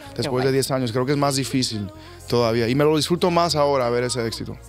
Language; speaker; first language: Spanish; early bilingual, heritage; Spanish